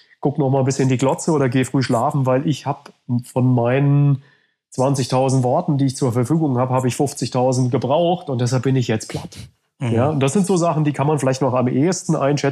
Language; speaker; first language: German; native; German